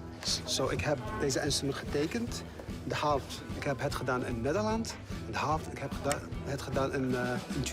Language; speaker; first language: Dutch; non-native, learner; Arabic